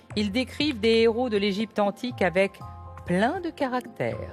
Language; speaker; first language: French; native; French